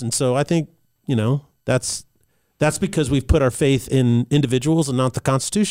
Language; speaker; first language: English; native; English